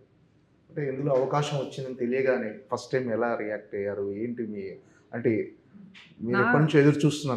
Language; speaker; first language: Telugu; native; Telugu